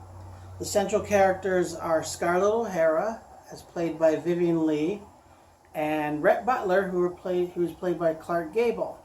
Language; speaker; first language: English; native; English